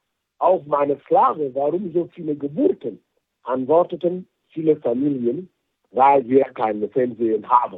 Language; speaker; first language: German; non-native, fluent; French